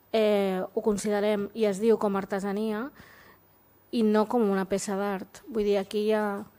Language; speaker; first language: Catalan; native; Catalan